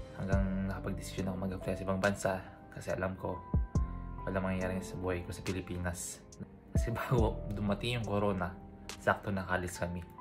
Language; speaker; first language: Filipino; native; Filipino